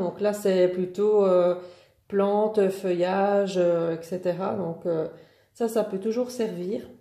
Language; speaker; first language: French; native; French